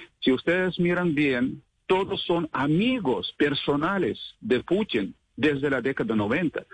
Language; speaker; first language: Spanish; non-native, fluent; Russian